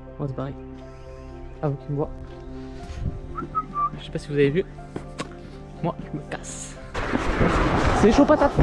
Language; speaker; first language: French; native; French